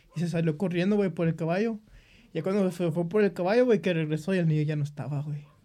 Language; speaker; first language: Spanish; early bilingual, heritage; Spanish